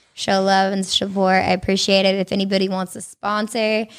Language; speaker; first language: English; early bilingual, other home language; Italian